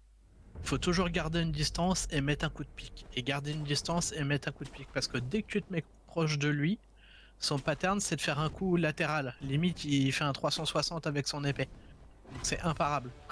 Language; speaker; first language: French; native; French